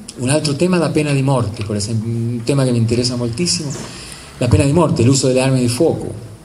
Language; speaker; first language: Italian; non-native, fluent; Spanish